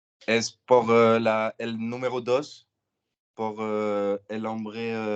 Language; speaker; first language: Spanish; non-native, learner; French